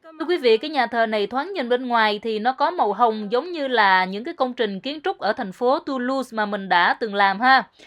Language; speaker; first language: Vietnamese; native; Vietnamese